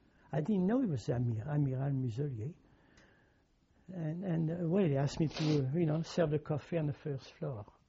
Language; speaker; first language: English; non-native, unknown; French